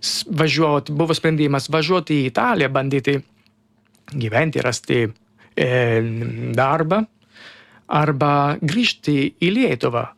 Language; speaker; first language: Lithuanian; non-native, learner; Italian